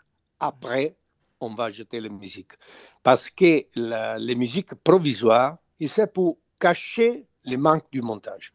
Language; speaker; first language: French; non-native, fluent; Italian